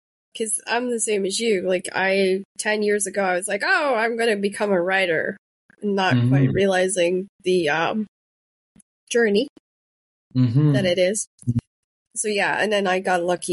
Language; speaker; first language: English; non-native, local second language; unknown